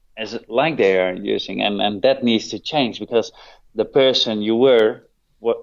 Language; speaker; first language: English; non-native, fluent; Dutch